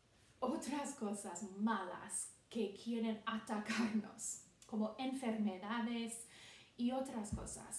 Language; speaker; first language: Spanish; non-native, fluent; English